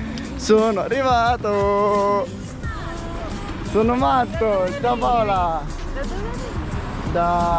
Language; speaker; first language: Italian; early bilingual, heritage; French